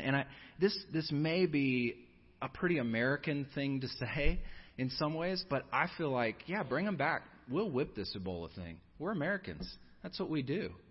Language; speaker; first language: English; native; English